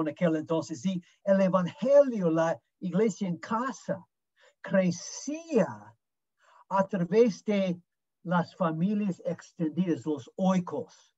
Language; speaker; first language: Spanish; non-native, fluent; English